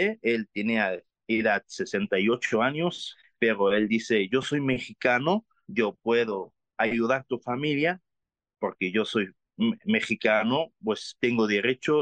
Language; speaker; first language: Spanish; non-native, learner; Arabic